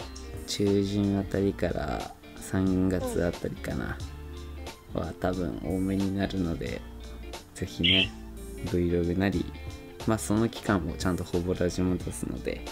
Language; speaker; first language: Japanese; native; Japanese